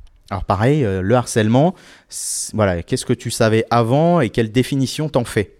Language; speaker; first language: French; native; French